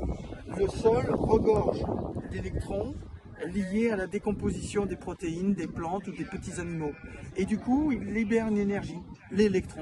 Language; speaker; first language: French; native; French